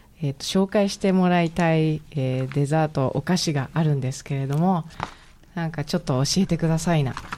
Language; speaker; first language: Japanese; native; Japanese